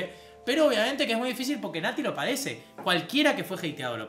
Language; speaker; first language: Spanish; native; Spanish